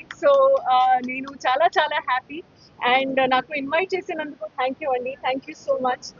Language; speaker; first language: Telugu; non-native, fluent; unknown